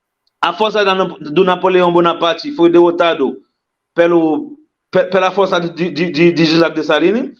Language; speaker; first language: Portuguese; non-native, fluent; Haitian Creole